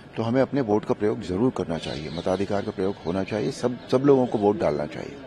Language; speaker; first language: Hindi; native; Hindi